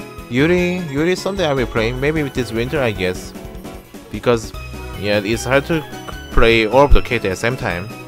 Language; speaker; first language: English; non-native, learner; Korean